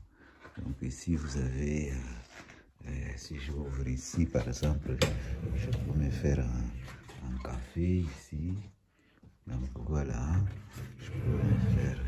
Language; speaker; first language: French; non-native, fluent; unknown